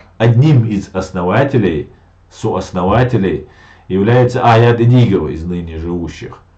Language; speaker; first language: Russian; non-native, local second language; Chechen